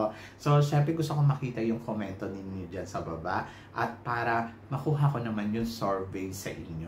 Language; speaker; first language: Filipino; native; Filipino